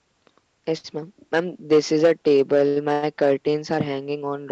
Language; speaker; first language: English; non-native, learner; Hindi